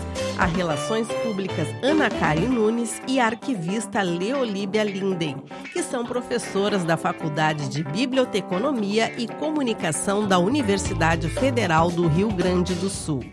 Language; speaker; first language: Portuguese; native; Portuguese